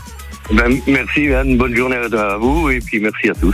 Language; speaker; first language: French; native; French